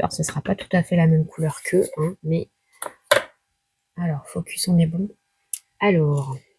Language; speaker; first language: French; native; French